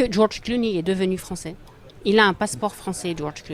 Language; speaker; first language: French; native; French